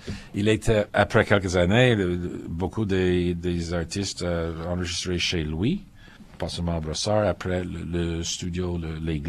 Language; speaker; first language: French; non-native, local second language; English